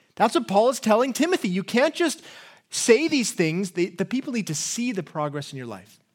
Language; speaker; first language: English; native; English